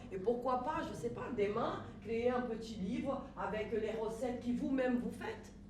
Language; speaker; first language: French; non-native, fluent; Portuguese